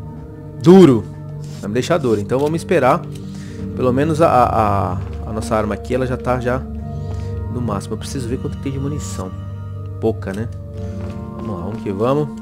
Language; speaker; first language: Portuguese; native; Portuguese